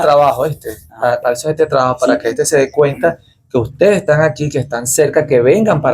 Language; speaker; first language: Spanish; native; Spanish